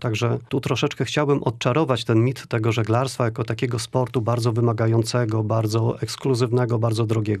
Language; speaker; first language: Polish; native; Polish